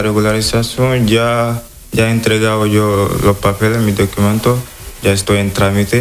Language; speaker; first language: Spanish; non-native, learner; Wolof